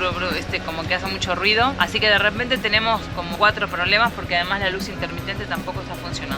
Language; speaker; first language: Spanish; native; Spanish